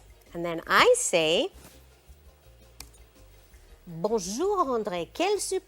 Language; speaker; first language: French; non-native, fluent; English